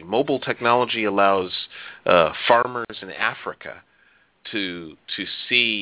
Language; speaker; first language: English; native; English